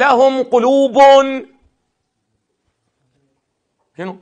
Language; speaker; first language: Arabic; native; Arabic